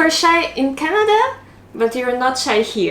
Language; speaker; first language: English; non-native, fluent; Russian